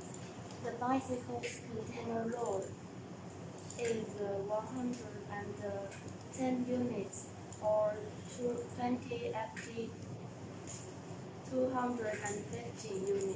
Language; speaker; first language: English; non-native, learner; Chinese